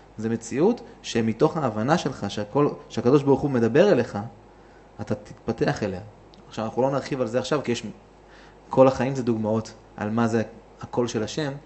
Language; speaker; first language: Hebrew; native; Hebrew